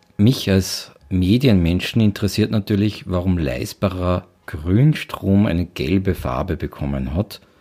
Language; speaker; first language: German; native; German